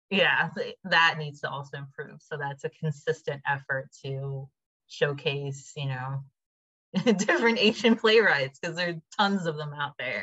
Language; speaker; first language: English; native; English